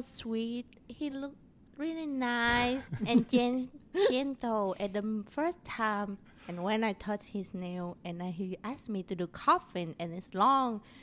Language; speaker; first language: English; non-native, learner; Vietnamese